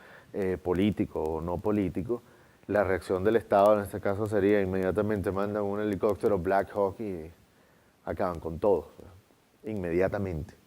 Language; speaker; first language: Spanish; native; Spanish